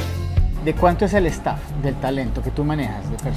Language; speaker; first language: Spanish; native; Spanish